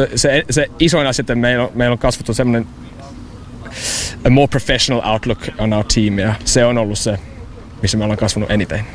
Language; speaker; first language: Finnish; non-native, fluent; English